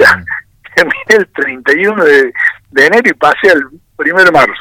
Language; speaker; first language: Spanish; native; Spanish